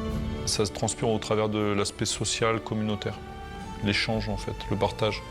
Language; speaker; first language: French; native; French